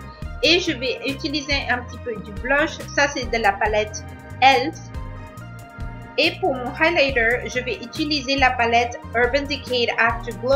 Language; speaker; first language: French; non-native, fluent; Spanish